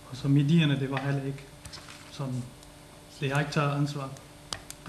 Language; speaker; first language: Danish; non-native, fluent; Kurdish